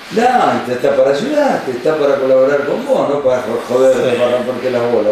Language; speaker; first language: Spanish; native; Spanish